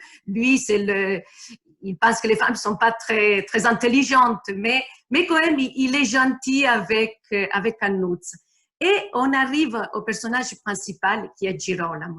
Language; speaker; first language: French; non-native, fluent; Italian